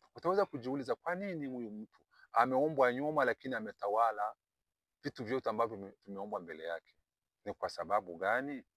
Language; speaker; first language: Swahili; non-native, local second language; Kinyarwanda